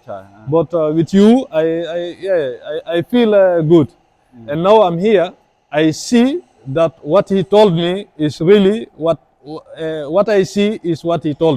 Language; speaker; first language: English; non-native, learner; French